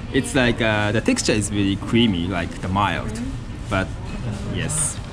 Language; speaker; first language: English; non-native, fluent; Japanese